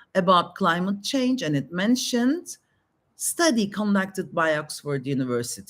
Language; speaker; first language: English; non-native, fluent; Turkish